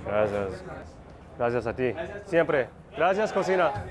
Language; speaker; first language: Spanish; non-native, learner; Korean